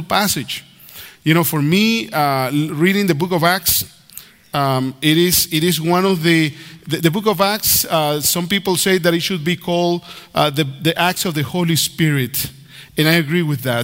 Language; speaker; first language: English; non-native, fluent; Spanish